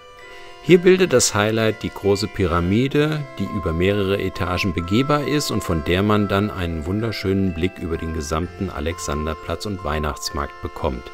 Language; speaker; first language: German; native; German